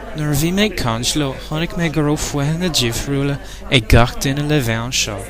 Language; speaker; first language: Irish; non-native, local second language; English